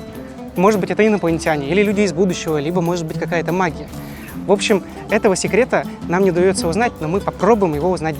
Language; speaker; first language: Russian; native; Russian